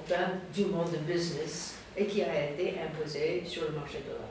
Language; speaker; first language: French; non-native, fluent; English